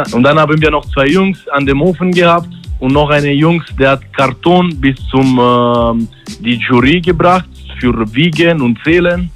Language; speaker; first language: German; non-native, fluent; Italian